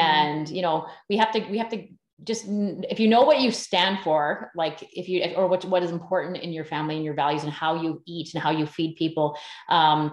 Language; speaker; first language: English; native; English